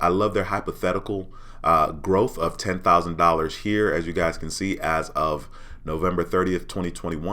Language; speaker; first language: English; native; English